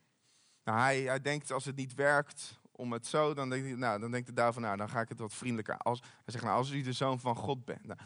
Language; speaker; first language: Dutch; native; Dutch